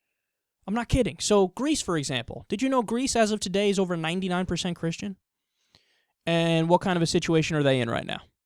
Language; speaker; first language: English; native; English